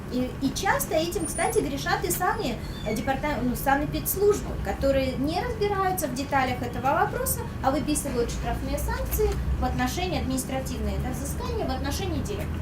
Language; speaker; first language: Russian; native; Russian